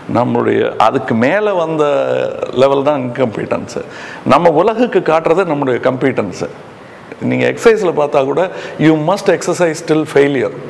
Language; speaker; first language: Tamil; native; Tamil